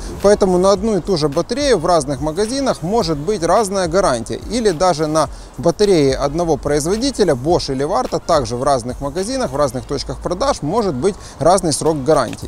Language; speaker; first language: Russian; native; Russian